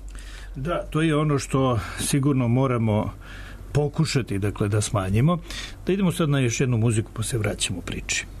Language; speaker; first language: Serbian; native; Serbian